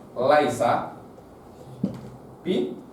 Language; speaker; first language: Arabic; non-native, fluent; Indonesian